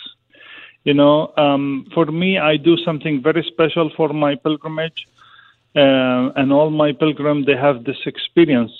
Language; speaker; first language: English; non-native, fluent; Arabic